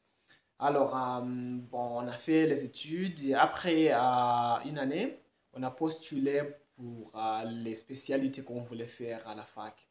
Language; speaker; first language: French; non-native, fluent; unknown